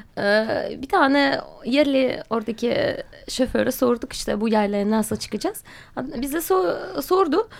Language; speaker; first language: Turkish; non-native, fluent; Russian